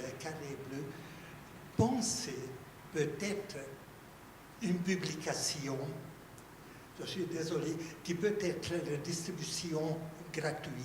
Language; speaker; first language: French; non-native, fluent; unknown